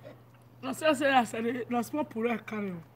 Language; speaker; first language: Italian; non-native, learner; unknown